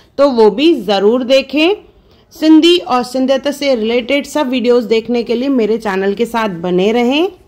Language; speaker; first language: Hindi; non-native, local second language; Sindhi